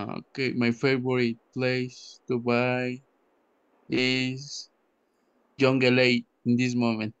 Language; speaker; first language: English; non-native, learner; Spanish